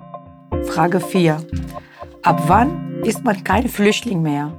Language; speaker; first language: German; non-native, fluent; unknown